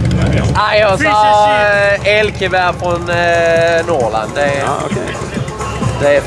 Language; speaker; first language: Swedish; native; Swedish